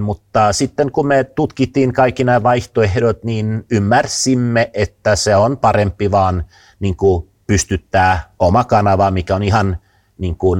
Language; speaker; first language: Finnish; non-native, fluent; Swedish